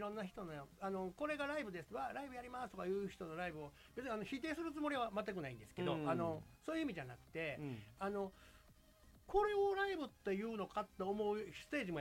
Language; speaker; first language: Japanese; native; Japanese